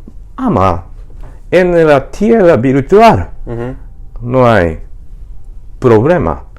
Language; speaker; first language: Spanish; non-native, learner; Japanese